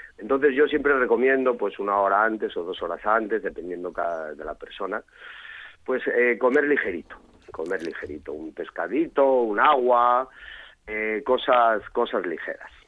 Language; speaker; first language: Spanish; native; Spanish